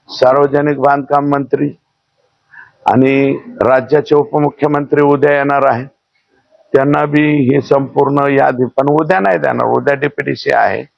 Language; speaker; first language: Marathi; native; Marathi